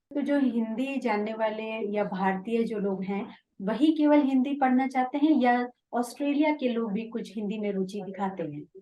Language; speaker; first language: Hindi; native; Hindi